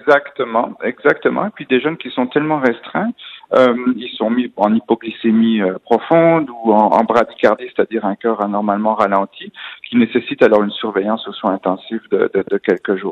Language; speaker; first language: French; native; French